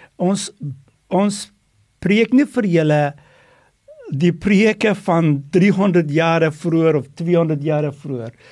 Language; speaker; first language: Afrikaans; non-native, fluent; Dutch